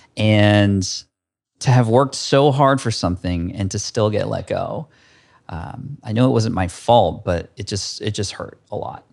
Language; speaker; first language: English; early bilingual, other home language; Filipino